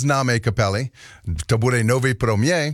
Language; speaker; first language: Czech; non-native, learner; English